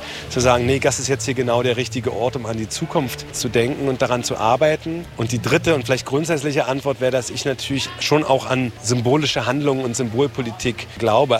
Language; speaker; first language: German; native; German